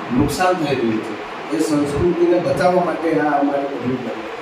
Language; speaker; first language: Gujarati; non-native, local second language; Kukna